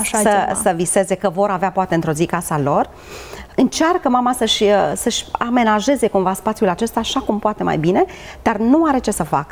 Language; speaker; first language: Romanian; native; Romanian